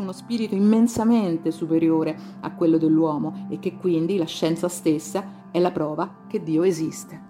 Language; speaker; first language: Italian; native; Italian